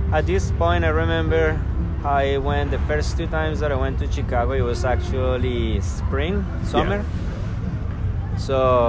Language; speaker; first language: English; non-native, fluent; Spanish